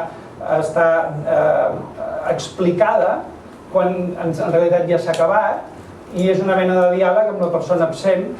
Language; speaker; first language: Catalan; native; Catalan